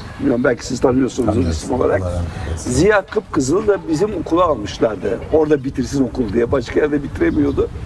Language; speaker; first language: Turkish; native; Turkish